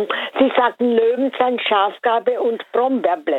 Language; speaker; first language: German; native; German